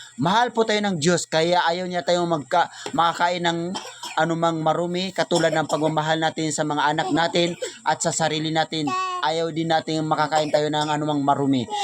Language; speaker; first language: Filipino; non-native, local second language; Maranao